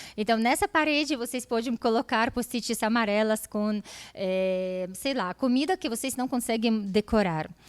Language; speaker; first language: Portuguese; non-native, fluent; Russian